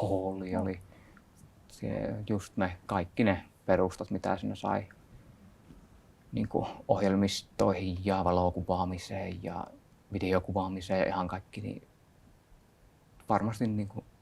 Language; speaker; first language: Finnish; native; Finnish